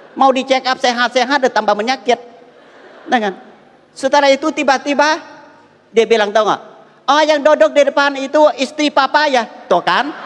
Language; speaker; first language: Indonesian; non-native, fluent; Thai